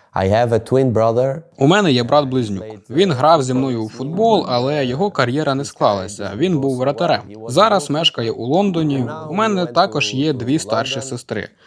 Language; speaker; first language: Ukrainian; non-native, fluent; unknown